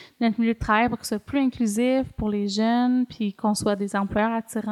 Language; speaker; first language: French; native; French